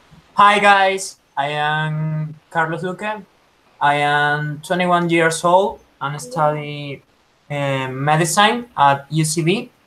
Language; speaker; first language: English; non-native, learner; Spanish